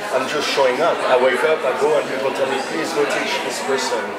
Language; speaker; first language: English; non-native, fluent; French